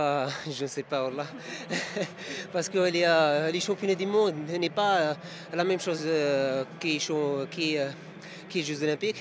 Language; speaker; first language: French; non-native, learner; Arabic